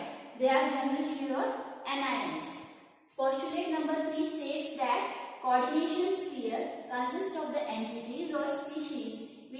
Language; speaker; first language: English; non-native, local second language; Marathi